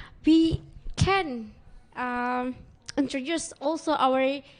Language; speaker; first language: English; non-native, learner; Indonesian